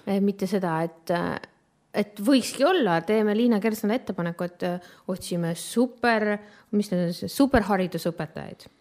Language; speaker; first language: Estonian; native; Estonian